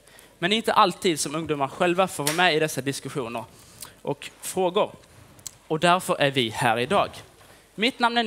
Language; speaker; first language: Swedish; native; Swedish